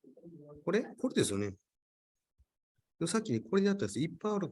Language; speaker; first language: Japanese; native; Japanese